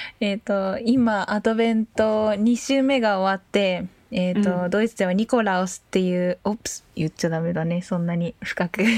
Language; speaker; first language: Japanese; native; Japanese